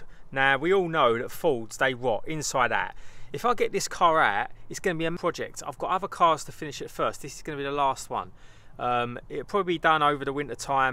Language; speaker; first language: English; native; English